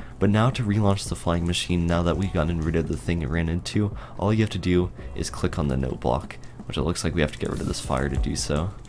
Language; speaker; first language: English; native; English